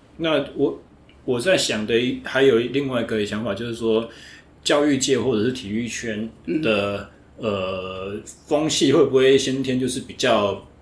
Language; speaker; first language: Chinese; native; Chinese